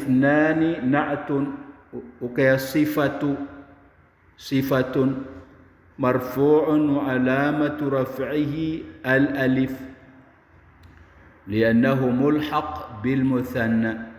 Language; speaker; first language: Arabic; non-native, fluent; Filipino